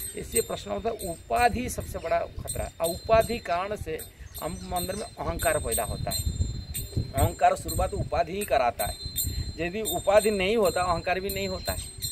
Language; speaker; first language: Hindi; non-native, local second language; Odia